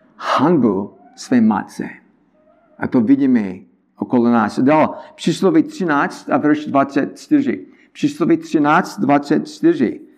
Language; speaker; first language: Czech; non-native, learner; English